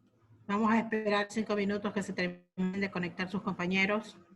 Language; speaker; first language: Spanish; native; Spanish